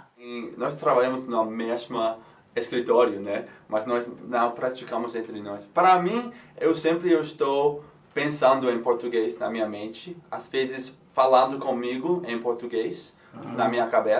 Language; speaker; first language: Portuguese; non-native, fluent; English